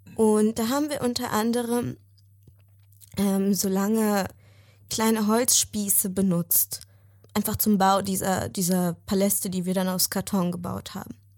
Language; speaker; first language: German; early bilingual, other home language; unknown